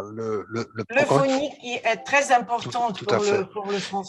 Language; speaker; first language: French; non-native, fluent; Ukrainian